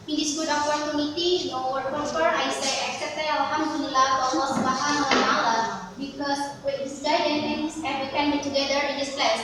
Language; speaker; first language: English; non-native, learner; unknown